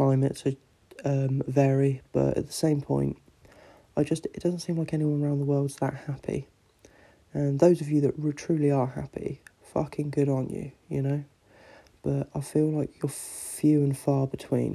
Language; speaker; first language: English; native; English